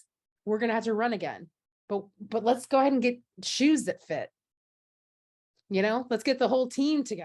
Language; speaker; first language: English; native; English